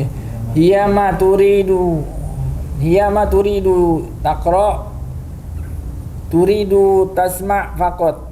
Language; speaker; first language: Arabic; non-native, learner; Indonesian